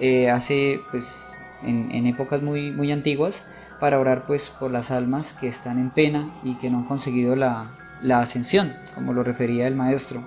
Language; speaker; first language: Spanish; native; Spanish